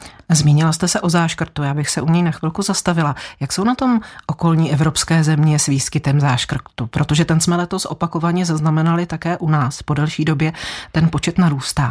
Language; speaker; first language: Czech; native; Czech